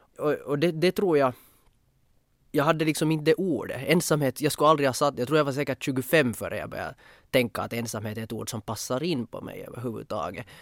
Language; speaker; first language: Swedish; native; Swedish